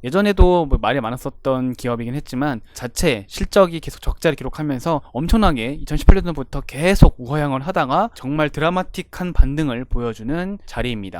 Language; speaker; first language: Korean; native; Korean